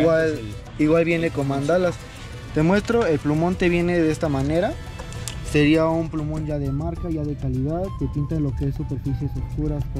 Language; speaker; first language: Spanish; native; Spanish